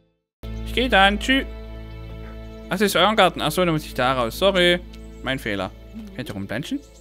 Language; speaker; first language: German; native; German